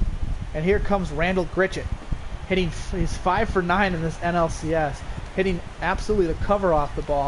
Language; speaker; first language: English; native; English